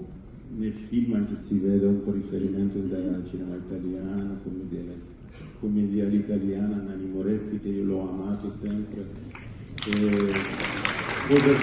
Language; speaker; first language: Italian; non-native, fluent; Persian